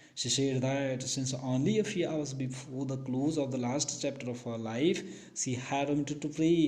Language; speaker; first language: English; non-native, local second language; Hindi